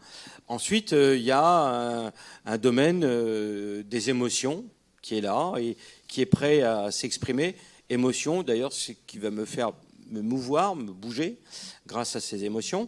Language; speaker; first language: French; native; French